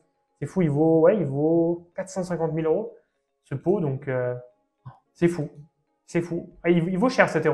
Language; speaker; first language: French; native; French